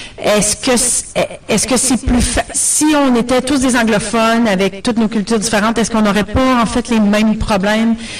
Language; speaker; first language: French; native; French